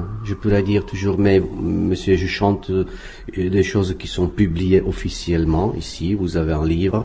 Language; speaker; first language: French; non-native, fluent; Czech